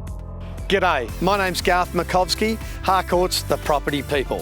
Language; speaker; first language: English; native; English